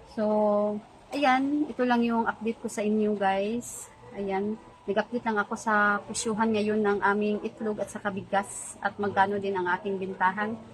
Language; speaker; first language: Filipino; non-native, local second language; Cebuano